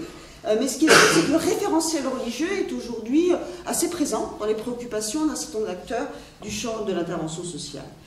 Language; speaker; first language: French; native; French